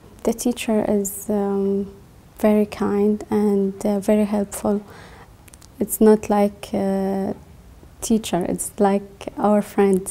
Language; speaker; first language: English; non-native, learner; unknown